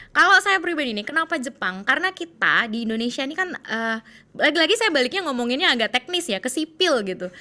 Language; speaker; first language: Indonesian; native; Indonesian